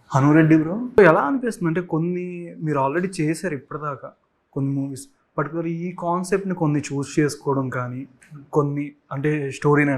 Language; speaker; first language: Telugu; native; Telugu